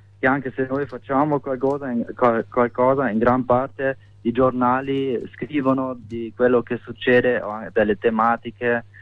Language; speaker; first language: Italian; non-native, fluent; German